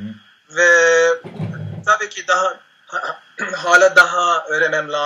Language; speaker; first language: Turkish; non-native, fluent; Spanish